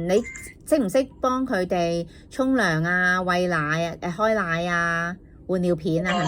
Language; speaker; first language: Cantonese; native; Cantonese